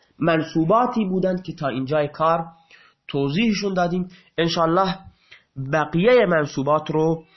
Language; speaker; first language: Persian; non-native, local second language; Baluchi